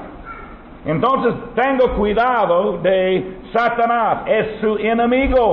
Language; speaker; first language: Spanish; non-native, learner; English